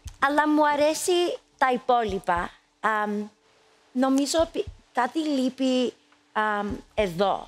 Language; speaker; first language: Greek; early bilingual, heritage; Greek